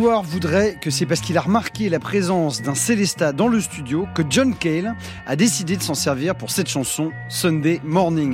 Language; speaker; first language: French; native; French